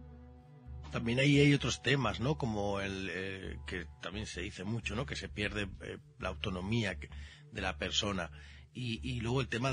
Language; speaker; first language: Spanish; native; Spanish